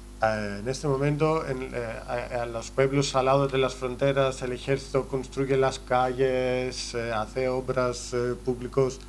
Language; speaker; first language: Spanish; non-native, learner; Greek